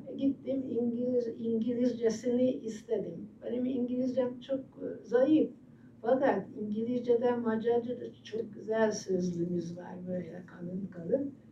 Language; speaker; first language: Turkish; non-native, fluent; Hungarian